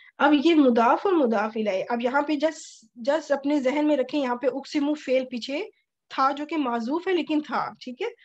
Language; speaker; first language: Urdu; native; Urdu